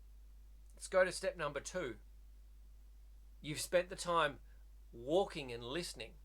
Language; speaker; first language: English; native; English